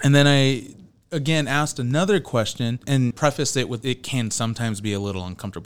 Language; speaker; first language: English; native; English